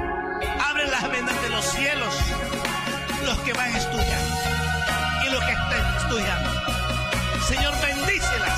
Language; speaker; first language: Spanish; native; Spanish